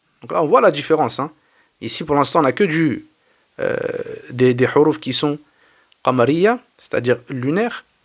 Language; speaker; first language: French; native; French